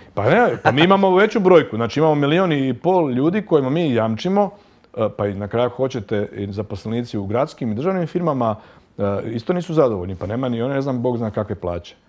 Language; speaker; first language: Croatian; native; Croatian